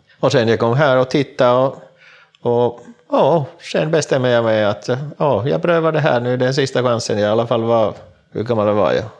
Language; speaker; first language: Swedish; non-native, local second language; Finnish